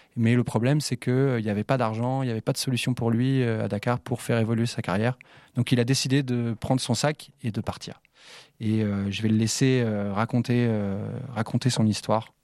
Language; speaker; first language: French; native; French